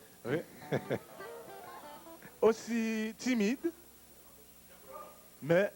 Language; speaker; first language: French; non-native, local second language; Haitian Creole